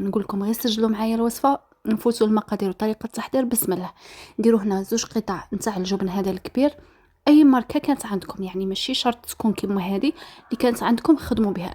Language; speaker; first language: Arabic; native; Arabic